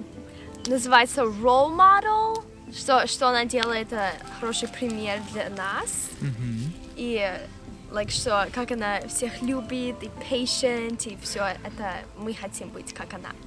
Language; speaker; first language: Russian; early bilingual, heritage; Russian